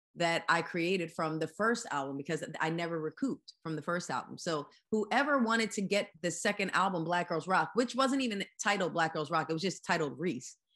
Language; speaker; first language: English; native; English